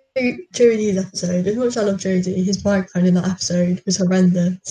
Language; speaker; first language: English; native; English